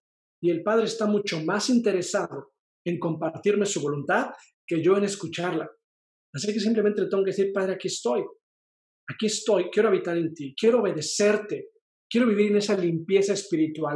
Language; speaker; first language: Spanish; native; Spanish